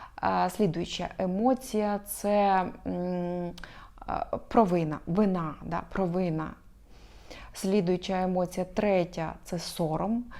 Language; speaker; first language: Ukrainian; non-native, local second language; Russian